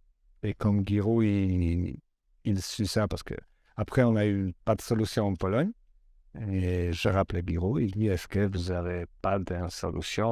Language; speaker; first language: French; non-native, learner; Polish